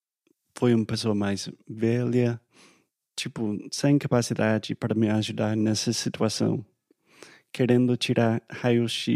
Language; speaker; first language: Portuguese; non-native, fluent; English